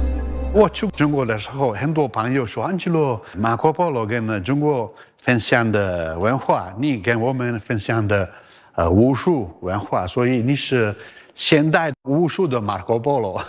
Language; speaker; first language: Chinese; non-native, learner; Italian